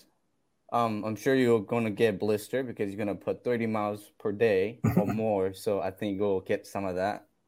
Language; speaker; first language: English; non-native, fluent; Burmese